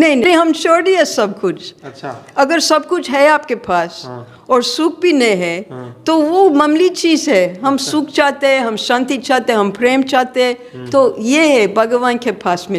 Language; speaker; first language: Hindi; non-native, fluent; English